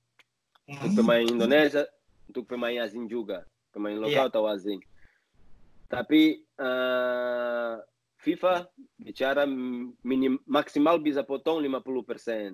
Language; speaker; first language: Indonesian; non-native, learner; Portuguese